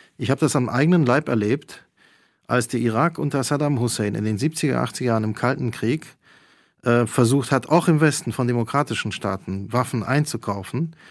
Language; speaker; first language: German; early bilingual, other home language; Polish